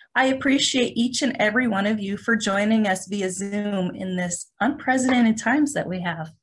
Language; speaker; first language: English; native; English